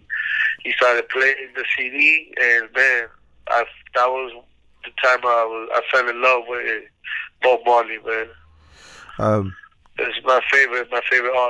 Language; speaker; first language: English; early bilingual, other home language; Spanish